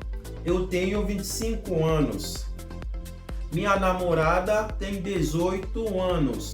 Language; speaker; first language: Portuguese; non-native, fluent; Haitian Creole